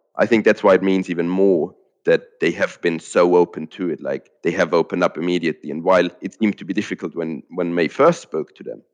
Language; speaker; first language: English; non-native, fluent; German